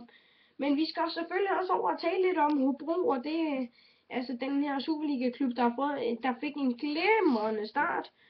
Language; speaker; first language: Danish; native; Danish